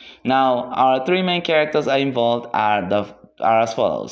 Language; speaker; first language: English; native; English